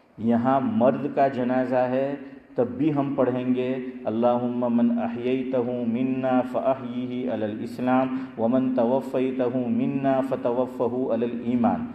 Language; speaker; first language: Urdu; non-native, local second language; Gujarati